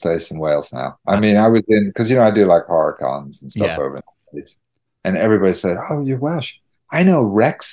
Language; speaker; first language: English; native; English